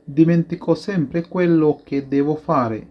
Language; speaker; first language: Italian; non-native, fluent; Sinhala